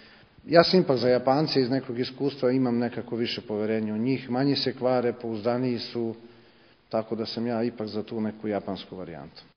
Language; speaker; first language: Bosnian; native; Bosnian